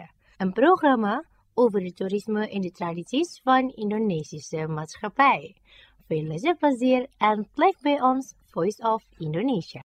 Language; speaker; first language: Dutch; non-native, fluent; Indonesian